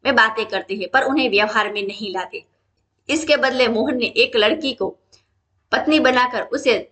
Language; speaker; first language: Hindi; non-native, local second language; Gujarati